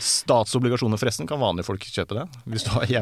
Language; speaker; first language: Norwegian; native; Norwegian